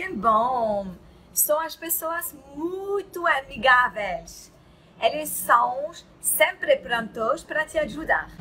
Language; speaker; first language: Portuguese; non-native, learner; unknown